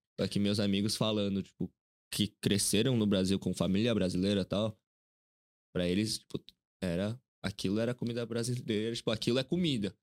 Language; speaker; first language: Portuguese; early bilingual, other home language; Korean